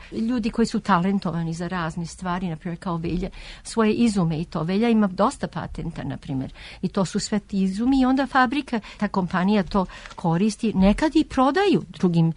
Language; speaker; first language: Serbian; early bilingual, heritage; Serbian